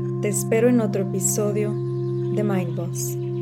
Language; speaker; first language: Spanish; native; Spanish